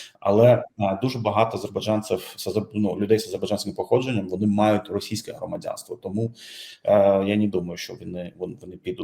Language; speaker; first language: Ukrainian; non-native, fluent; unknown